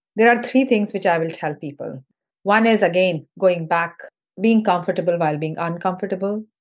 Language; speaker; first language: English; non-native, local second language; Hindi